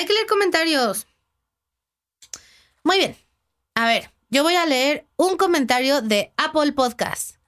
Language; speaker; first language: Spanish; native; Spanish